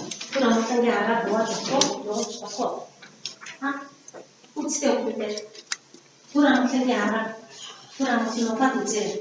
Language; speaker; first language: Mongolian; native; Mongolian